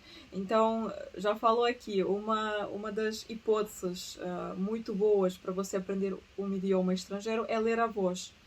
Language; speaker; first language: Portuguese; early bilingual, other home language; Russian